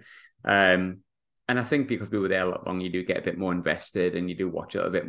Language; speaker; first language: English; native; English